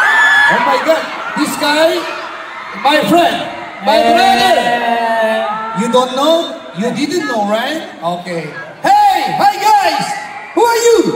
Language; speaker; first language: English; non-native, learner; Korean